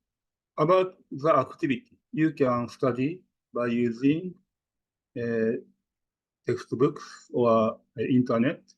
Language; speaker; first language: English; non-native, fluent; Japanese